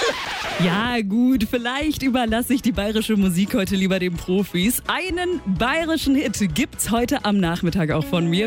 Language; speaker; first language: German; native; German